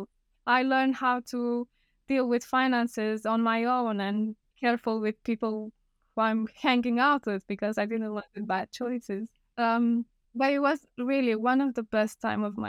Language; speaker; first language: English; non-native, fluent; Romanian